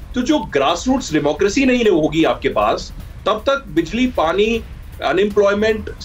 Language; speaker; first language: Hindi; native; Hindi